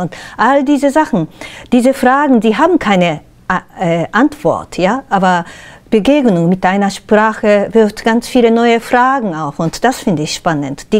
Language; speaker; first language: German; non-native, fluent; Japanese